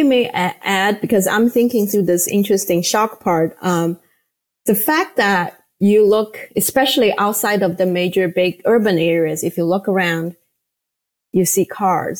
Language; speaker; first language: English; non-native, fluent; Chinese